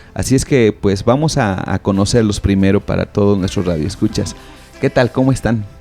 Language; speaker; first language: Spanish; native; Spanish